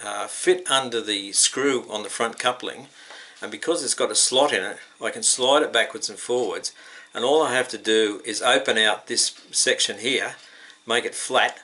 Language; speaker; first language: English; native; English